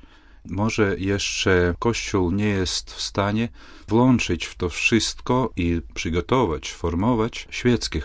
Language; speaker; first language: Polish; non-native, fluent; Latvian